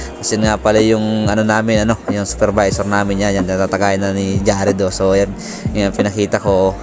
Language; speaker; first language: Filipino; non-native, local second language; Bikol